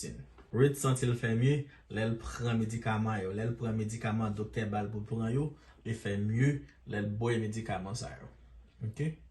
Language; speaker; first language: French; non-native, local second language; Haitian Creole